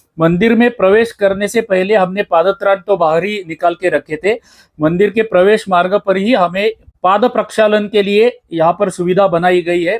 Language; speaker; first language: Hindi; non-native, local second language; Marathi